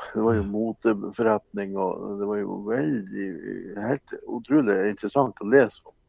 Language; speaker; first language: Norwegian; native; Norwegian